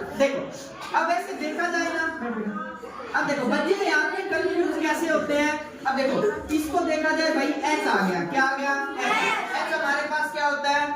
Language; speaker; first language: Hindi; native; Hindi